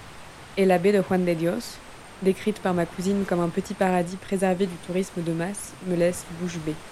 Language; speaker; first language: French; native; French